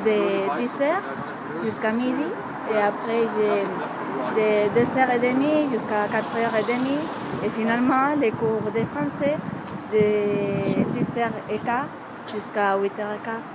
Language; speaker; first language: French; non-native, fluent; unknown